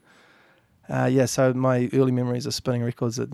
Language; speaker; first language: English; native; English